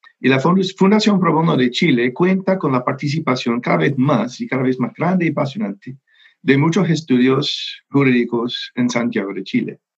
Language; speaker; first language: Spanish; non-native, fluent; English